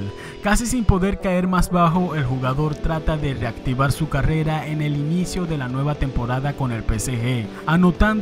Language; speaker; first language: Spanish; native; Spanish